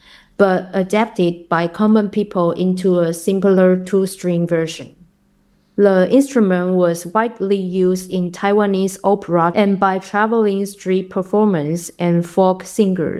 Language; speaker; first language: English; non-native, fluent; Chinese